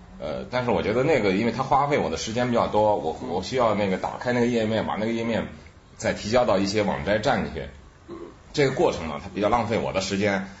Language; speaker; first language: Chinese; native; Chinese